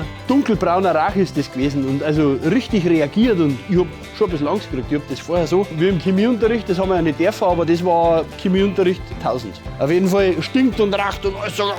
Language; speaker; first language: German; native; German